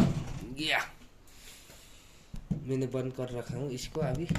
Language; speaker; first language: Hindi; non-native, local second language; Nepali